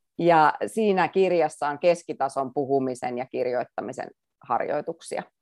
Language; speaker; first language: Finnish; native; Finnish